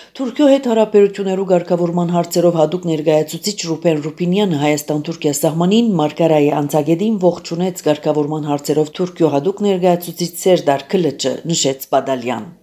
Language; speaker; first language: Armenian; early bilingual, heritage; Armenian